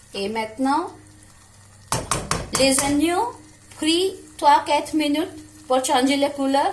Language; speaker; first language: French; non-native, learner; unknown